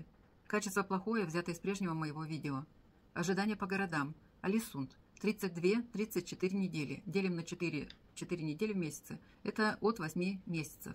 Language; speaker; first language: Russian; native; Russian